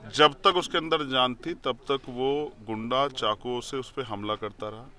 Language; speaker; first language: Hindi; native; Hindi